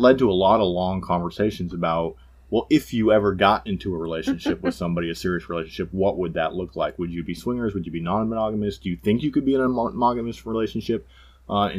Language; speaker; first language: English; native; English